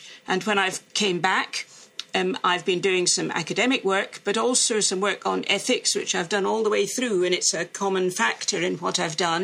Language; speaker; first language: English; native; English